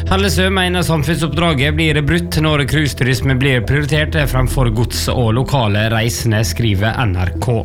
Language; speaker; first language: Norwegian; native; Norwegian